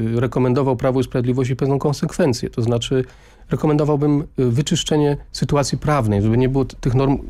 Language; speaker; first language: Polish; native; Polish